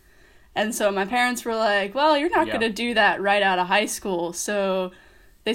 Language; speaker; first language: English; native; English